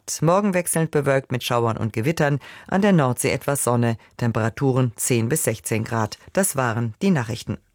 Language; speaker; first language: German; native; German